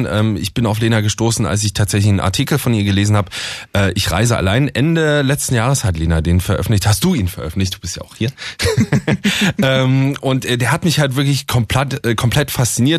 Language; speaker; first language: German; native; German